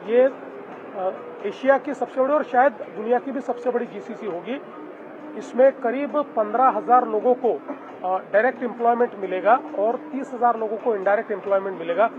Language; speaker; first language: Hindi; non-native, local second language; Marathi